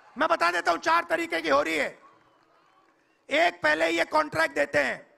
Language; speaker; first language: Hindi; native; Hindi